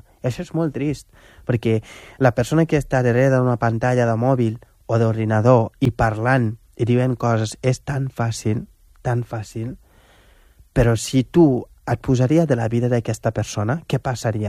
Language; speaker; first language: Catalan; non-native, fluent; Wolof